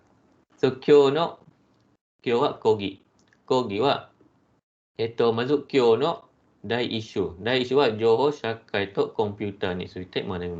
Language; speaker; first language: Japanese; non-native, fluent; Malay